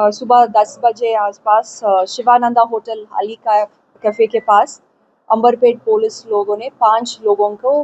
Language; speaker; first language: Hindi; non-native, local second language; Telugu